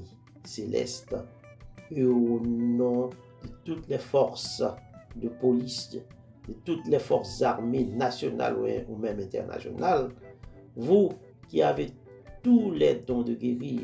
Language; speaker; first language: French; non-native, local second language; Haitian Creole